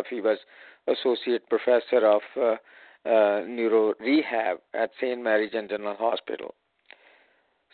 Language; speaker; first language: English; non-native, local second language; Punjabi